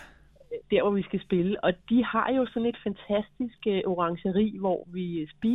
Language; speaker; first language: Danish; native; Danish